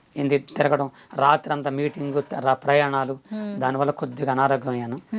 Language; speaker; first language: Telugu; non-native, local second language; Koya